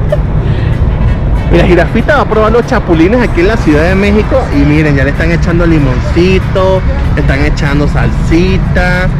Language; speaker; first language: Spanish; native; Spanish